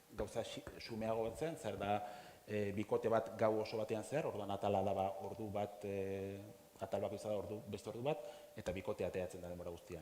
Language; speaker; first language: Basque; native; Basque